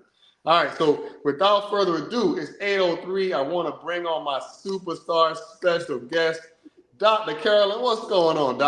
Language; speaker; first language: English; native; English